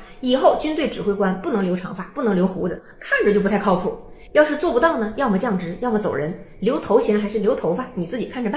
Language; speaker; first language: Chinese; native; Chinese